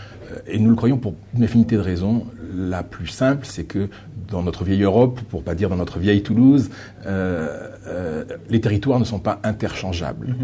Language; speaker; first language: French; native; French